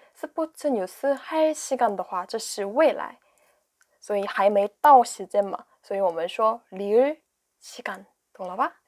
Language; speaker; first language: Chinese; non-native, fluent; Korean